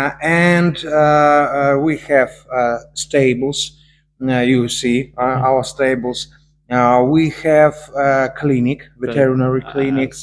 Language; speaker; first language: English; non-native, learner; Russian